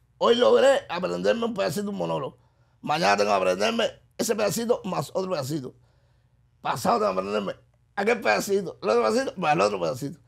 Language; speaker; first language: Spanish; native; Spanish